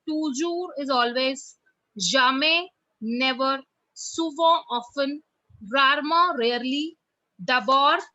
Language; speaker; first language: French; non-native, fluent; Hindi